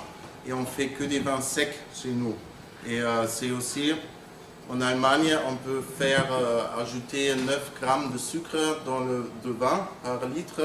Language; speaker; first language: French; non-native, fluent; German